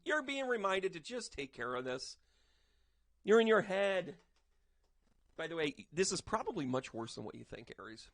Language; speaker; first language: English; native; English